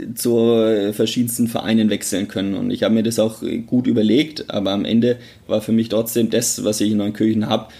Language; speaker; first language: German; native; German